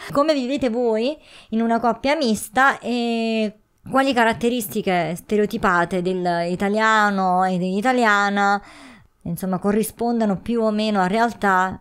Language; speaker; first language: Italian; native; Italian